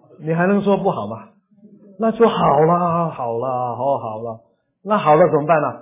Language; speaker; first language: Chinese; non-native, local second language; Cantonese